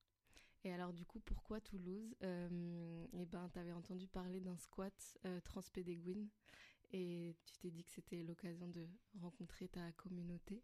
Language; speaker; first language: French; native; French